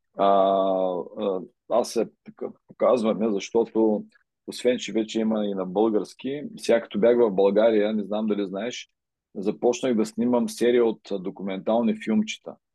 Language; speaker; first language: Bulgarian; native; Bulgarian